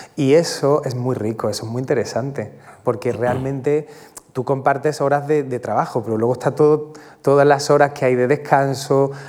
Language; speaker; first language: Spanish; native; Spanish